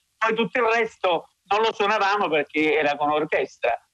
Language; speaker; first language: Italian; native; Italian